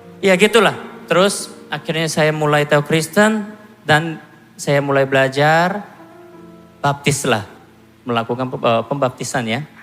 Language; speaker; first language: Indonesian; non-native, fluent; Korean